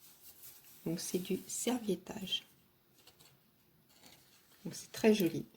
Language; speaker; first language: French; native; French